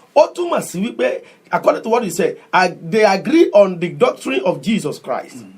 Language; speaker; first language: English; non-native, local second language; Yoruba